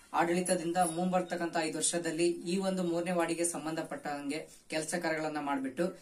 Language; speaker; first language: Kannada; native; Kannada